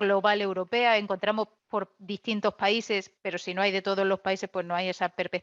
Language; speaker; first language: Spanish; native; Spanish